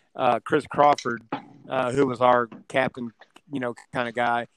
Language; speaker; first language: English; native; English